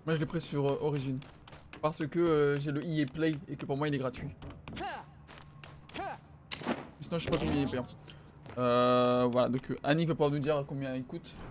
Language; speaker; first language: French; native; French